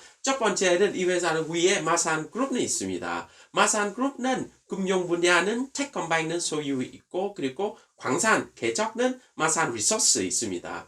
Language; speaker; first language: Korean; non-native, fluent; Vietnamese